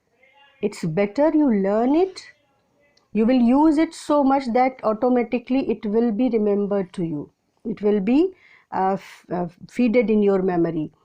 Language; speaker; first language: English; non-native, local second language; Hindi